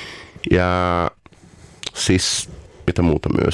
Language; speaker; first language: Finnish; non-native, fluent; Portuguese